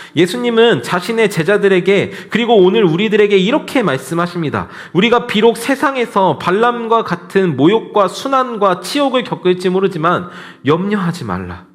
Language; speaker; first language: Korean; native; Korean